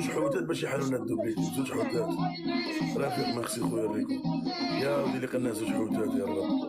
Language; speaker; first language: Arabic; native; Arabic